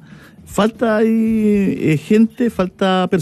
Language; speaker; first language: Spanish; native; Spanish